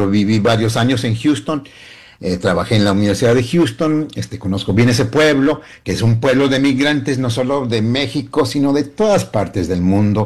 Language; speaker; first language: Spanish; early bilingual, heritage; Spanish